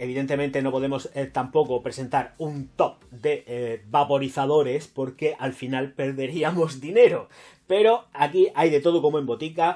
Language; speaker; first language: Spanish; native; Spanish